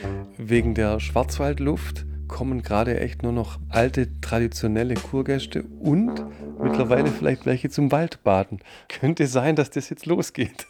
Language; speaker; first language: German; native; German